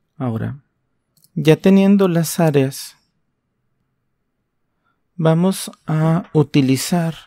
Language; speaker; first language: Spanish; native; Spanish